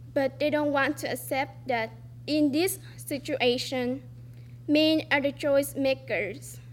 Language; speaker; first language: English; non-native, fluent; Vietnamese